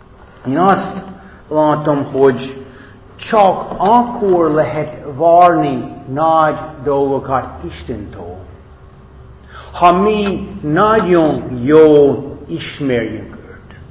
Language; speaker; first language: Hungarian; non-native, fluent; English